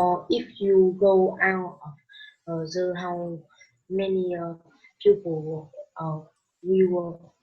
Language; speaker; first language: English; non-native, learner; Vietnamese